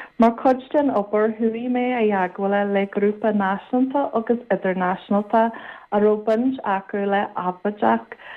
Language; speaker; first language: Irish; non-native, local second language; English